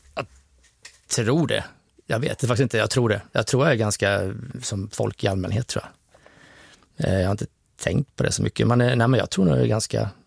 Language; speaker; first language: Swedish; native; Swedish